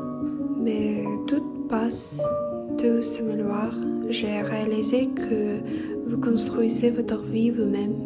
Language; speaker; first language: French; non-native, fluent; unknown